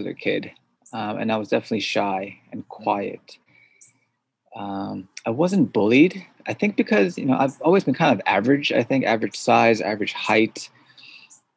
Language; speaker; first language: English; early bilingual, other home language; Korean